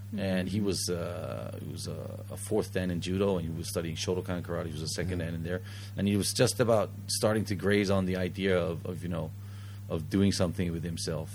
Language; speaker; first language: English; early bilingual, heritage; English